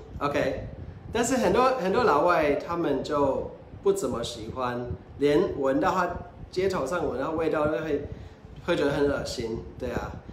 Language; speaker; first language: Chinese; non-native, fluent; English